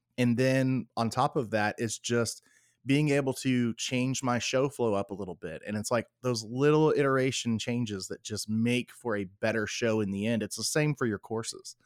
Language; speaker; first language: English; native; English